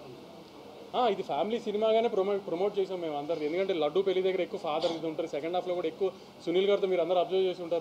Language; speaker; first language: Telugu; native; Telugu